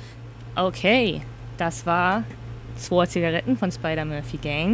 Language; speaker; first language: German; native; German